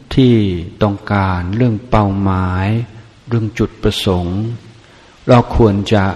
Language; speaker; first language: Thai; non-native, fluent; English